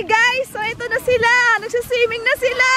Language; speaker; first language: Filipino; native; Filipino